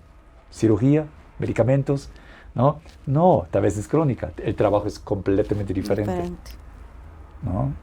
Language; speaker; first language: Spanish; non-native, fluent; German